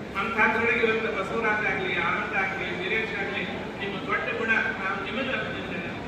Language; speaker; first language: Kannada; native; Kannada